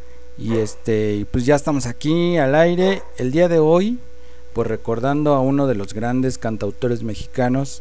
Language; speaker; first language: Spanish; native; Spanish